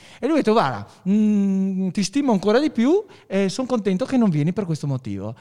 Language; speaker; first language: Italian; native; Italian